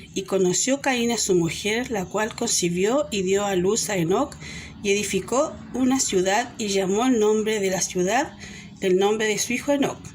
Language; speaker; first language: Spanish; native; Spanish